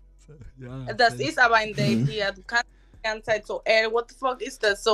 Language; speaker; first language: German; non-native, learner; Spanish